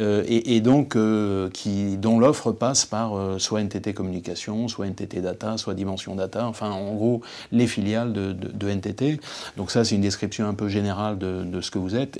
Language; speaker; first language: French; native; French